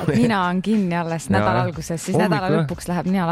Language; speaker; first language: Estonian; native; Estonian